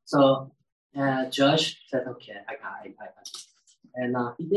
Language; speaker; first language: English; early bilingual, other home language; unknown